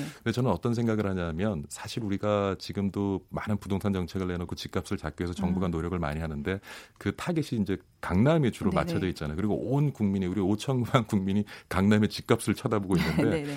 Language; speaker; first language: Korean; native; Korean